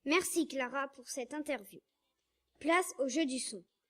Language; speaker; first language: French; native; French